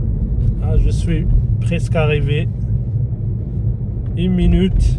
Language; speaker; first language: French; non-native, fluent; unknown